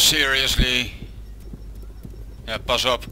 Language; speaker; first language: Dutch; native; Dutch